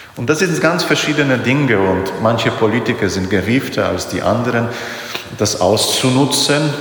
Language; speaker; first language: German; non-native, fluent; Polish